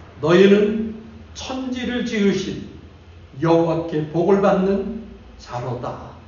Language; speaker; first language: Korean; native; Korean